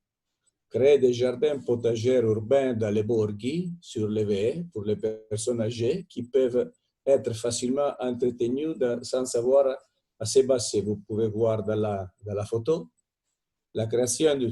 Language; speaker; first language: French; non-native, fluent; Italian